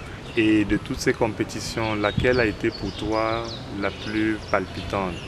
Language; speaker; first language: French; native; French